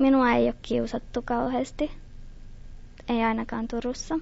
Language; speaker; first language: Finnish; early bilingual, other home language; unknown